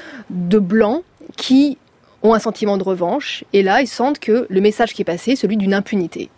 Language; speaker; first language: French; native; French